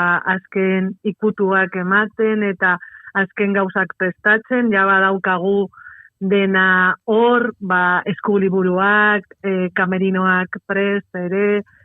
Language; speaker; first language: Basque; non-native, local second language; Spanish